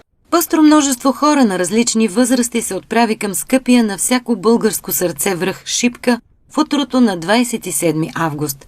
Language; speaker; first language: Bulgarian; native; Bulgarian